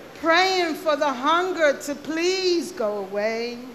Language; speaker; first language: English; early bilingual, other home language; Spanish